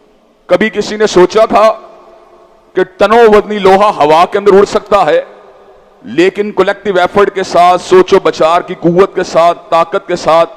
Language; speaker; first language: Urdu; native; Urdu